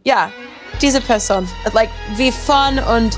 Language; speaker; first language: German; non-native, learner; English